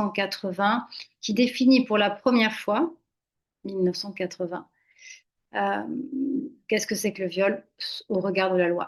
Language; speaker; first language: French; native; French